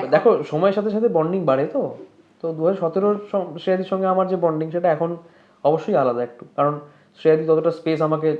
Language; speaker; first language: Bangla; native; Bangla